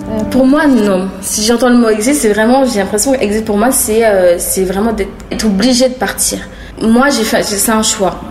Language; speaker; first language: French; native; French